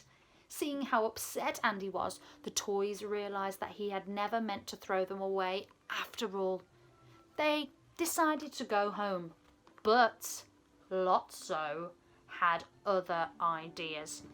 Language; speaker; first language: English; native; English